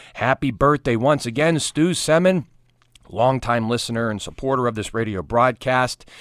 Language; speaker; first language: English; native; English